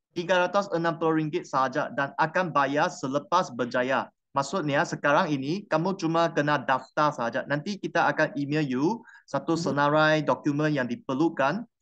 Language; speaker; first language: Malay; non-native, local second language; Chinese